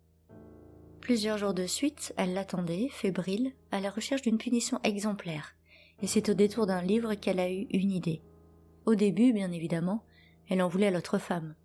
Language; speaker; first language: French; native; French